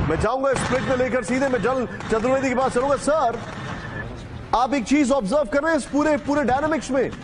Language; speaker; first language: Urdu; non-native, local second language; Punjabi